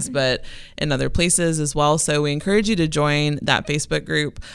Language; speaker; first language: English; native; English